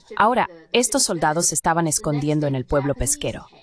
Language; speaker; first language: Spanish; non-native, fluent; Chinese